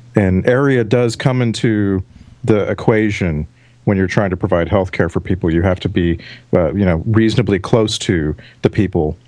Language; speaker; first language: English; native; English